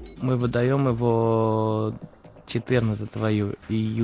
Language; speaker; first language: Russian; early bilingual, heritage; Russian